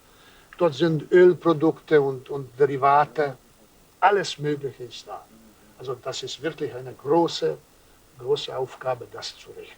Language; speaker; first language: German; non-native, fluent; Serbian